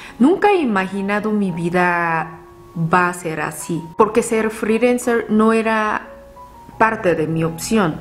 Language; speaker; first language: Spanish; non-native, fluent; Korean